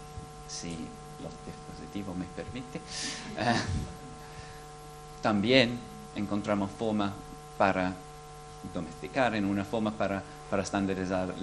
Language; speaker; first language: Spanish; non-native, fluent; English